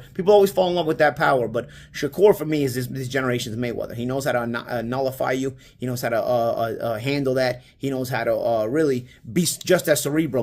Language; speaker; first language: English; native; English